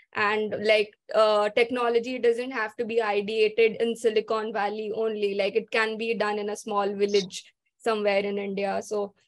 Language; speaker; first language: English; non-native, local second language; Marathi